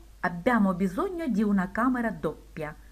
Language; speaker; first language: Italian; non-native, fluent; Ukrainian